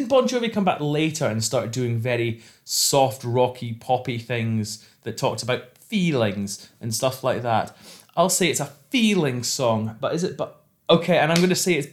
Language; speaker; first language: English; native; English